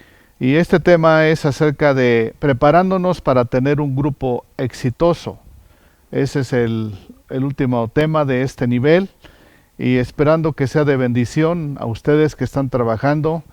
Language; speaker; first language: Spanish; native; Spanish